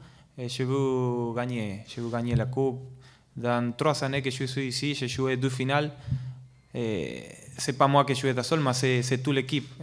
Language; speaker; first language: French; non-native, learner; Spanish